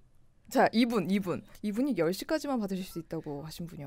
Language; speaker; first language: Korean; native; Korean